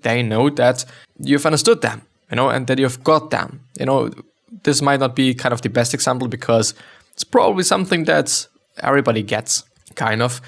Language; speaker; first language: English; non-native, fluent; German